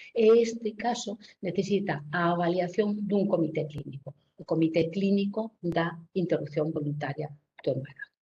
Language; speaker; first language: Spanish; native; Spanish